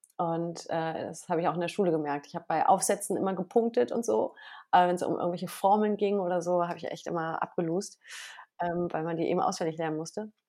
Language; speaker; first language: German; native; German